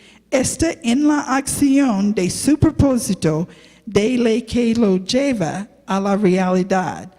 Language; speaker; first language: Spanish; non-native, learner; English